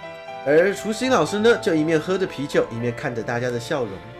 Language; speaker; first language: Chinese; native; Chinese